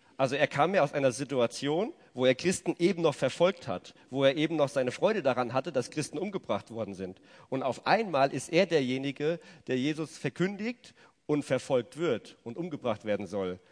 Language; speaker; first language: German; native; German